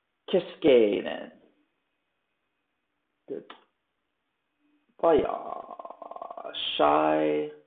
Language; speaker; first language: Finnish; non-native, learner; English